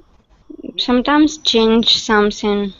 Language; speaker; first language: English; non-native, learner; Russian